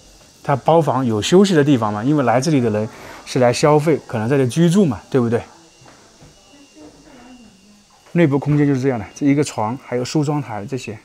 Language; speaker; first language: Chinese; native; Chinese